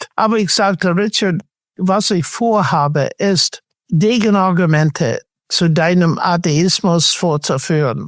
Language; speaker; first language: German; non-native, fluent; English